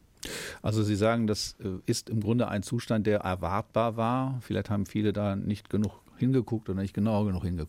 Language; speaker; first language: German; native; German